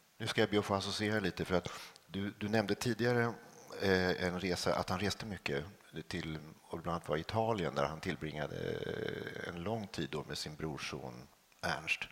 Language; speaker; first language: Swedish; native; Swedish